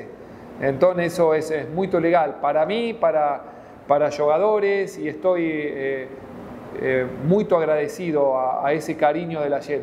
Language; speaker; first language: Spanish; non-native, fluent; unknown